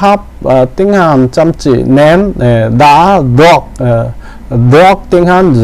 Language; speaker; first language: Vietnamese; non-native, learner; Korean